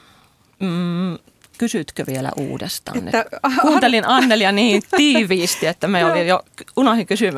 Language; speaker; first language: Finnish; native; Finnish